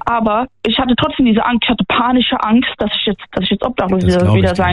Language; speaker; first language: German; native; German